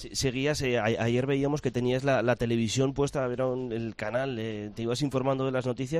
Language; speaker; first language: Spanish; native; Spanish